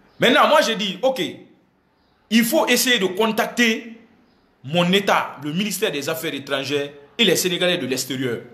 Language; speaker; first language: French; non-native, local second language; Susu